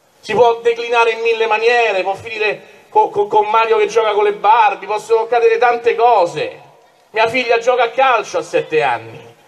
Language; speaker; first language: Italian; native; Italian